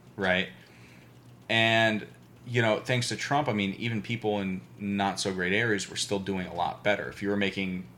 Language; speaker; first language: English; early bilingual, other home language; Albanian